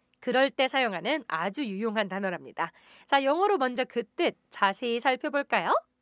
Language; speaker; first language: Korean; native; Korean